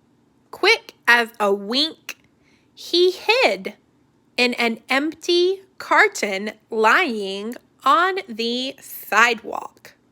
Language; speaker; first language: English; native; English